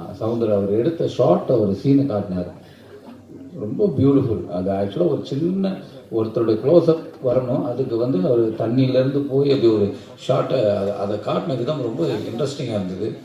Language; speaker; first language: Tamil; native; Tamil